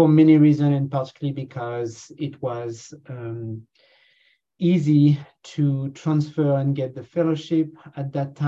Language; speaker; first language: English; non-native, fluent; French